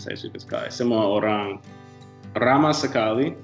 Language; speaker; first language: Indonesian; non-native, learner; English